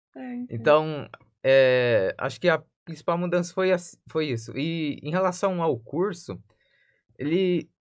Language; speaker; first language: Portuguese; native; Portuguese